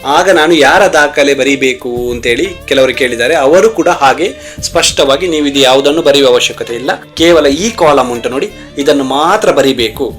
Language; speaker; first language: Kannada; non-native, local second language; Tulu